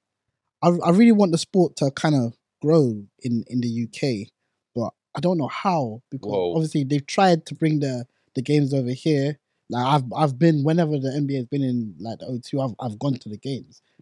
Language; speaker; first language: English; non-native, local second language; Akan